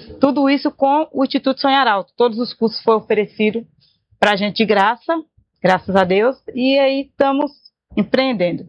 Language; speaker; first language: Portuguese; native; Portuguese